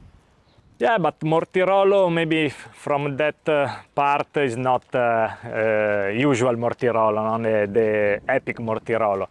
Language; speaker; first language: English; non-native, learner; Italian